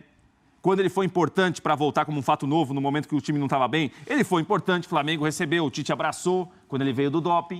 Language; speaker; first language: Portuguese; native; Portuguese